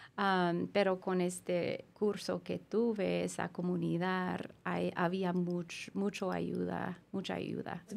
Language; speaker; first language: Spanish; non-native, learner; English